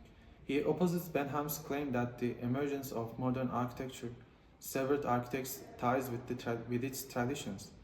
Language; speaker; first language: English; non-native, learner; Turkish